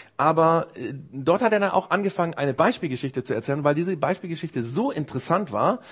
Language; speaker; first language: German; early bilingual, other home language; Japanese